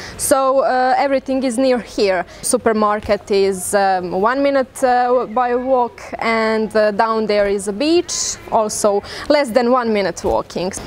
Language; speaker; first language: English; non-native, fluent; Croatian